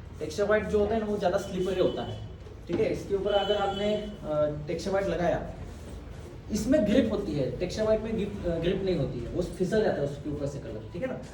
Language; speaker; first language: Hindi; non-native, local second language; Marathi